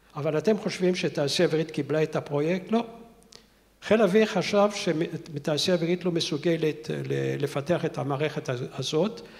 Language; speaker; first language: Hebrew; non-native, fluent; French